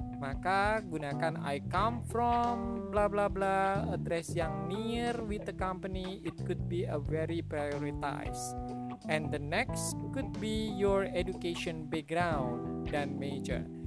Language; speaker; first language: English; non-native, learner; Indonesian